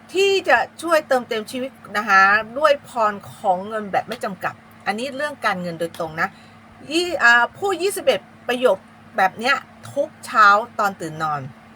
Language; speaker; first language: Thai; native; Thai